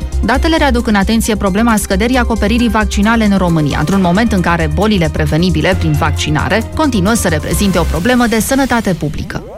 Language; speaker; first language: Romanian; native; Romanian